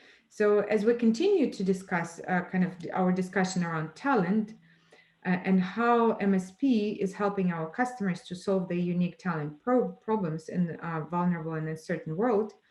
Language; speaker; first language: English; non-native, fluent; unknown